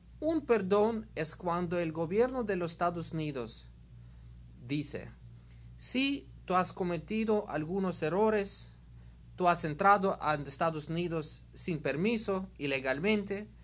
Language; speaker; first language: Spanish; non-native, fluent; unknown